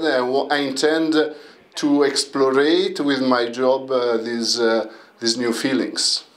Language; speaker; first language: English; non-native, learner; Italian